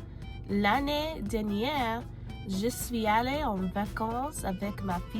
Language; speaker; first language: French; non-native, learner; English